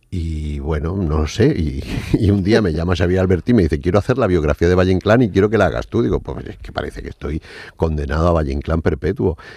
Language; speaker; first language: Spanish; non-native, fluent; Arabic